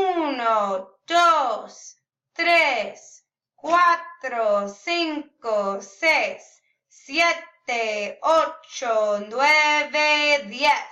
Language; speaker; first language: Spanish; non-native, learner; English